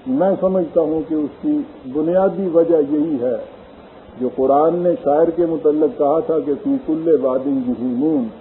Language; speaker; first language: Urdu; native; Urdu